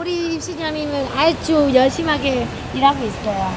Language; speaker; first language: Korean; non-native, learner; Vietnamese